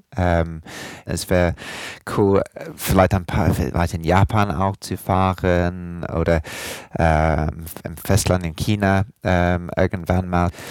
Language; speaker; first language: German; non-native, fluent; English